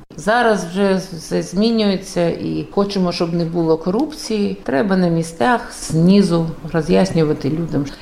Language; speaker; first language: Ukrainian; non-native, local second language; Russian